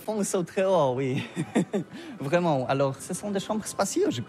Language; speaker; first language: French; non-native, learner; Polish